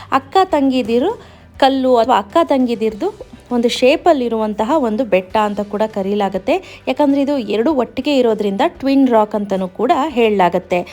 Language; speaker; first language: Kannada; native; Kannada